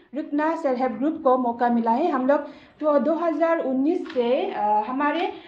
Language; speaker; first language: Hindi; non-native, local second language; Garo